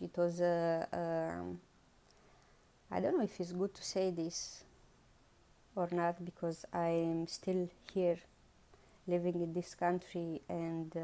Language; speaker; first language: English; non-native, learner; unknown